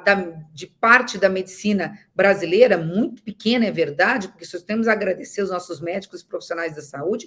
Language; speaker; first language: Portuguese; native; Portuguese